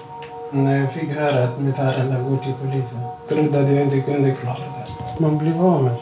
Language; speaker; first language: Swedish; non-native, learner; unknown